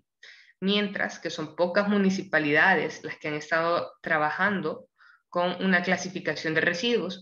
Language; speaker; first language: Spanish; native; Spanish